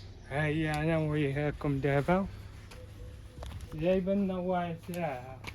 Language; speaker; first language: Arabic; native; Arabic